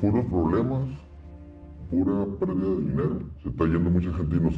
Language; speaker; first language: Spanish; native; Spanish